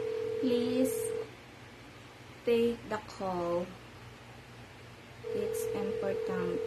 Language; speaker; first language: English; non-native, local second language; Filipino